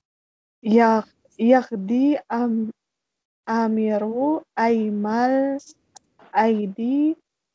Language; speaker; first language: Arabic; non-native, learner; Malay